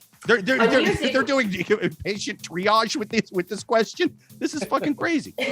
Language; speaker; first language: English; native; English